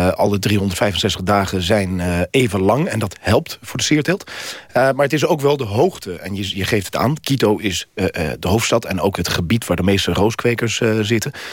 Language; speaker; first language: Dutch; non-native, fluent; Spanish